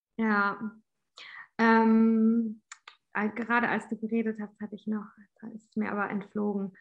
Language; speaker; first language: German; native; German